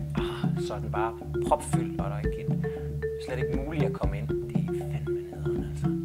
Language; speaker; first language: Danish; native; Danish